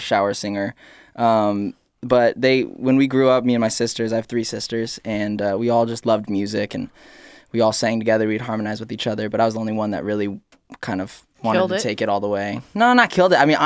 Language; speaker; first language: English; native; English